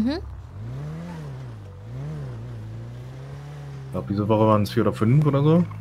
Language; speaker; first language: German; native; German